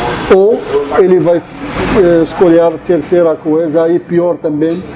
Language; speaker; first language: Portuguese; non-native, fluent; Arabic